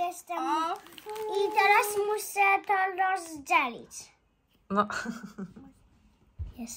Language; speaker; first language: Polish; early bilingual, heritage; Polish